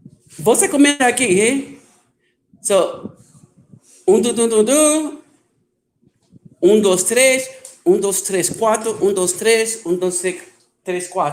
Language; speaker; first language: Portuguese; non-native, learner; English